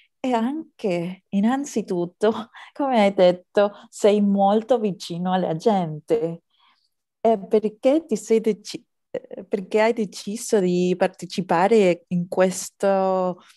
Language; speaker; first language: Italian; non-native, fluent; Spanish